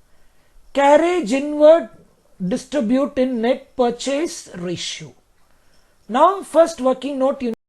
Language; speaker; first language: English; non-native, local second language; Kannada